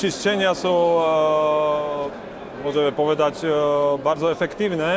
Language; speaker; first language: Polish; non-native, learner; Slovak